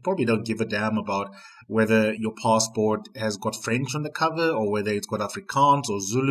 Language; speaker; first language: English; non-native, local second language; Afrikaans